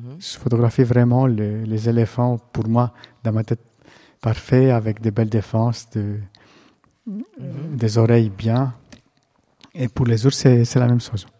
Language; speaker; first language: French; non-native, fluent; Greek